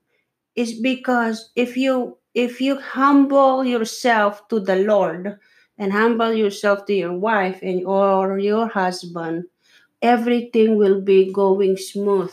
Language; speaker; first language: English; non-native, local second language; Filipino